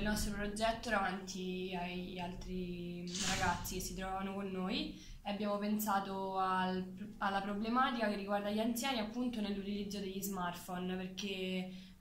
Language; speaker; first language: Italian; native; Italian